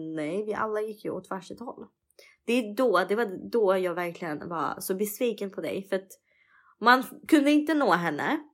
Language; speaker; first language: Swedish; early bilingual, other home language; Russian